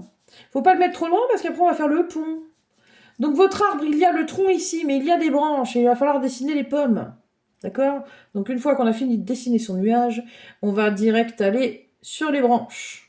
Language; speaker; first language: French; native; French